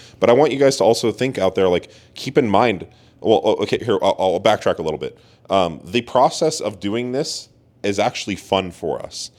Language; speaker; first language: English; native; English